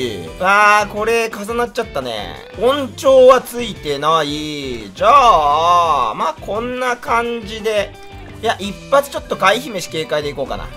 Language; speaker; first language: Japanese; native; Japanese